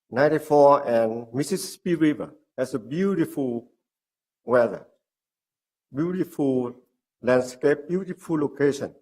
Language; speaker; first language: English; non-native, learner; Vietnamese